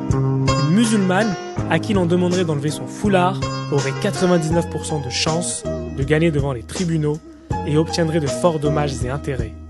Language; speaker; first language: French; native; French